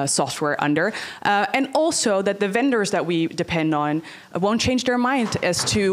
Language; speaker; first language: English; non-native, fluent; Dutch